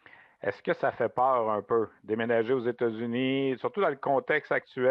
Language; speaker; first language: French; native; French